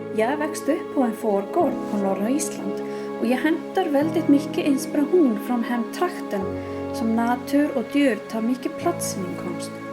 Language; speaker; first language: Swedish; non-native, fluent; Icelandic